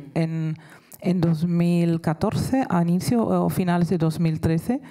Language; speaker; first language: Spanish; non-native, fluent; German